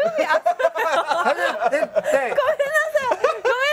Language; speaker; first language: Japanese; non-native, learner; Chinese